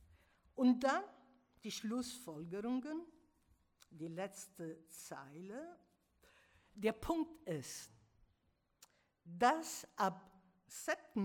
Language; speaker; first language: German; non-native, fluent; Italian